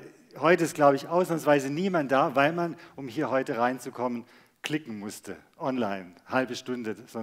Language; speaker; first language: German; native; German